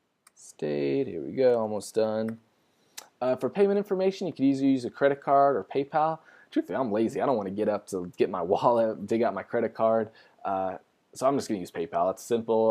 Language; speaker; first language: English; native; English